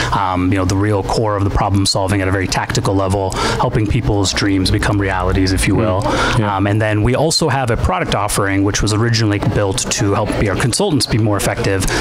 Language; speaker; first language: English; native; English